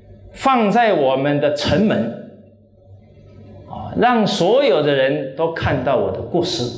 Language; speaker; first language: Chinese; native; Chinese